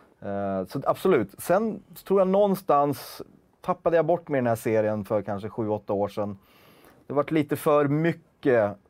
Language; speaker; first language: Swedish; native; Swedish